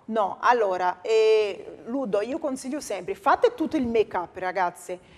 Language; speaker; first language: Italian; non-native, fluent; Portuguese